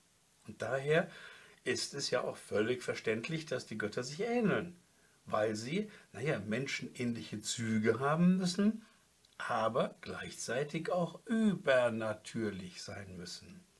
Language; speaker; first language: German; native; German